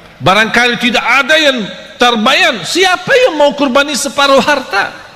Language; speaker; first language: Malay; non-native, fluent; Arabic